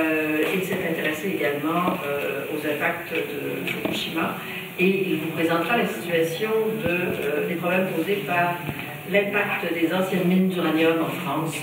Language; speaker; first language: French; native; French